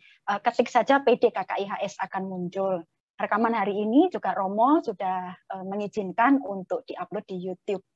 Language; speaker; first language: Indonesian; native; Indonesian